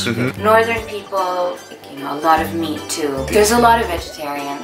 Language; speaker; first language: English; early bilingual, other home language; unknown